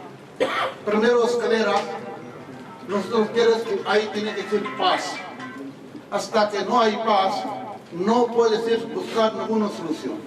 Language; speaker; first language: Spanish; non-native, learner; Urdu